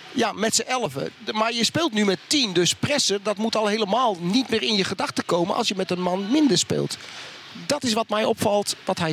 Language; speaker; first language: Dutch; native; Dutch